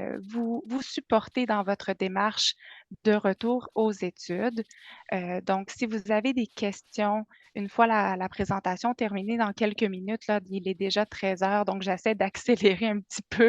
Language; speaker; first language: French; native; French